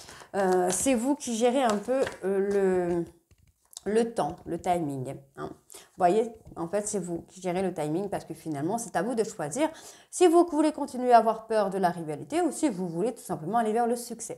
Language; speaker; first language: French; native; French